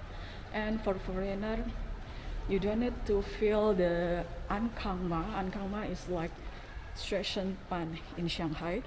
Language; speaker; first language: English; non-native, fluent; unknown